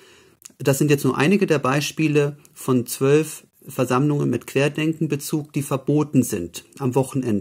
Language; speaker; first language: German; native; German